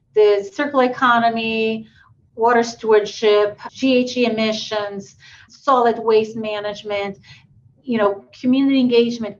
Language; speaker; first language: English; non-native, fluent; Portuguese